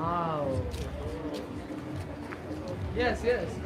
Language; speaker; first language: English; non-native, learner; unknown